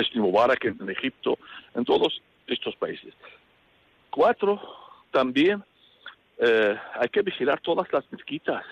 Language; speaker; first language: Spanish; non-native, fluent; Arabic